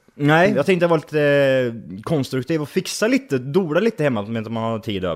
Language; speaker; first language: Swedish; native; Swedish